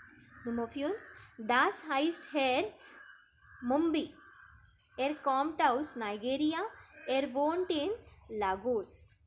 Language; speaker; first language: German; non-native, fluent; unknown